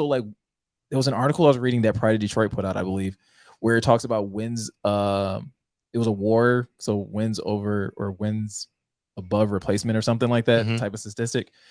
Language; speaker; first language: English; native; English